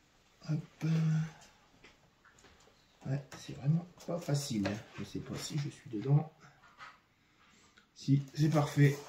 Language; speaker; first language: French; native; French